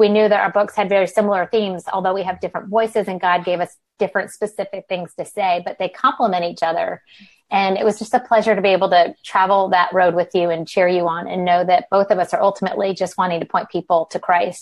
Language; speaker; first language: English; native; English